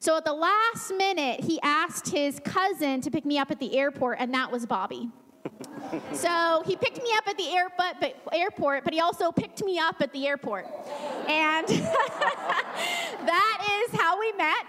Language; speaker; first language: English; native; English